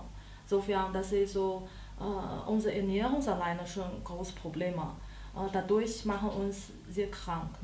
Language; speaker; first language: German; non-native, learner; Chinese